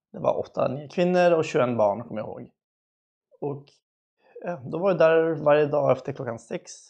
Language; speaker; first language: Swedish; early bilingual, other home language; Spanish